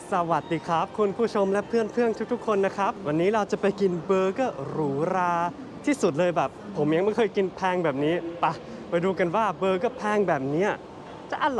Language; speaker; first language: Thai; non-native, fluent; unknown